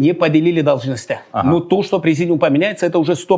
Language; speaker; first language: Russian; non-native, local second language; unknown